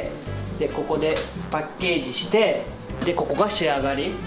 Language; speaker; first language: Japanese; non-native, learner; French